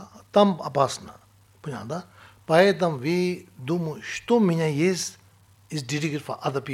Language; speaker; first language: Russian; non-native, fluent; Tibetan